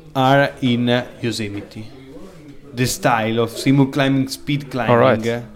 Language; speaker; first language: English; non-native, learner; Italian